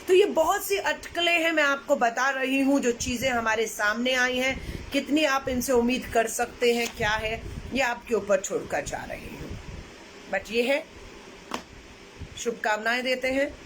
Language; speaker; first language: Hindi; native; Hindi